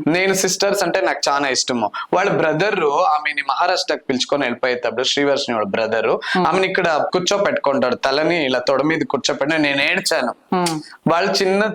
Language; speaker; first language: Telugu; non-native, local second language; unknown